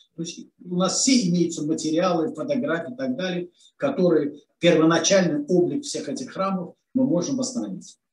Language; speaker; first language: Russian; non-native, local second language; Azerbaijani